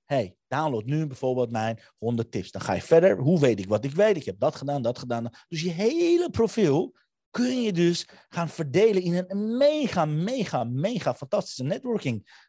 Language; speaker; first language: Dutch; early bilingual, other home language; Armenian